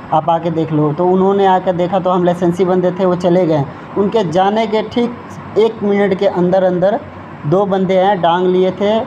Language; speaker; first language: Hindi; native; Hindi